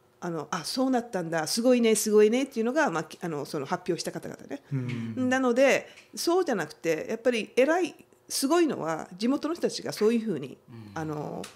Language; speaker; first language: Japanese; native; Japanese